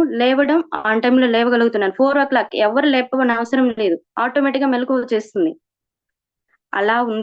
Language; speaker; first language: Telugu; native; Telugu